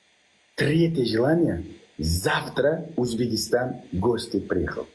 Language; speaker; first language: Russian; non-native, learner; Uzbek